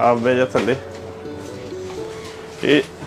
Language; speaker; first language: Filipino; non-native, learner; Punjabi